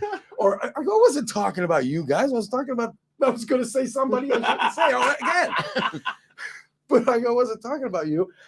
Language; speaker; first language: English; native; English